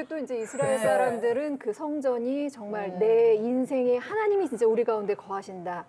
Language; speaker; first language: Korean; native; Korean